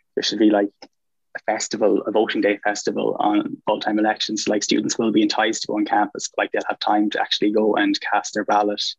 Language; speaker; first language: English; native; English